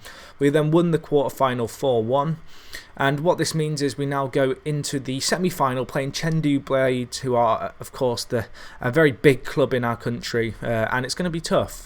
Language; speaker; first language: English; native; English